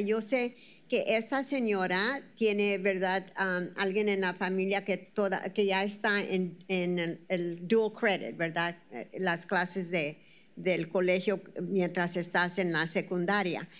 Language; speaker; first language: Spanish; early bilingual, heritage; Spanish